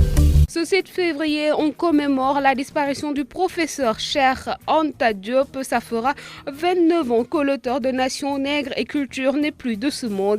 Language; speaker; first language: French; non-native, local second language; Wolof